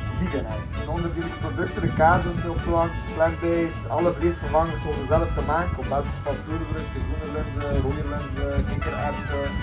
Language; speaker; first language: Dutch; early bilingual, other home language; Italian